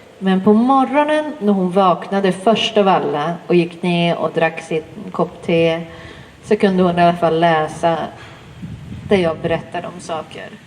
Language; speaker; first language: Swedish; native; Swedish